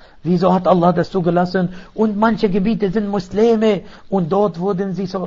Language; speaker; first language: German; non-native, fluent; Arabic